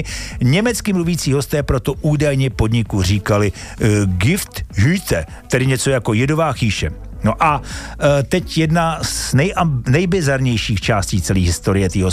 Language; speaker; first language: Czech; native; Czech